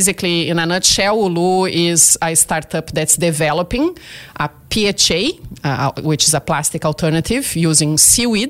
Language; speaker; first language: English; non-native, fluent; Portuguese